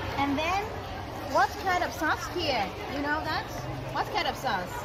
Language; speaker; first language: English; non-native, learner; Vietnamese